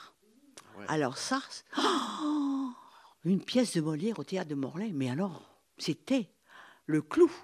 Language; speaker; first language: French; native; French